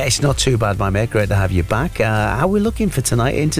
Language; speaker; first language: English; native; English